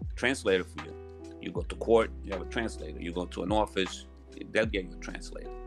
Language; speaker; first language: English; non-native, fluent; Italian